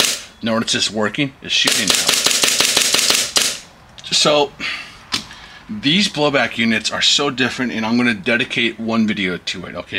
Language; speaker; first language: English; native; English